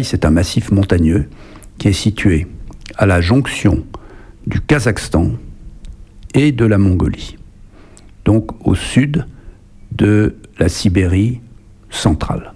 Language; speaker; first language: French; native; French